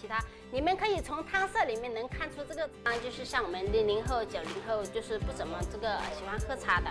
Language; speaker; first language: Chinese; native; Chinese